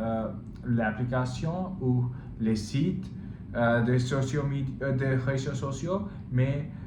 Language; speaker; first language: French; non-native, learner; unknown